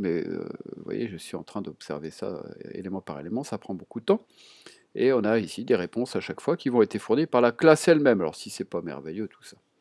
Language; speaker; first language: French; native; French